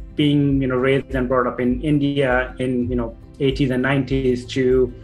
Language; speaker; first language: English; non-native, local second language; Punjabi